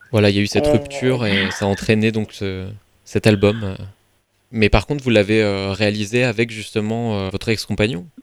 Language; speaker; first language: French; native; French